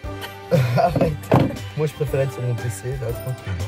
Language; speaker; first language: French; native; French